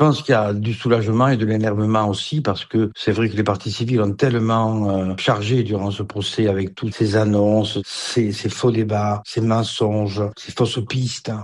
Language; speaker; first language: French; native; French